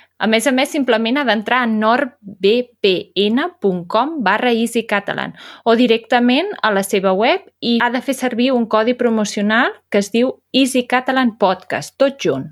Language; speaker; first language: Catalan; native; Catalan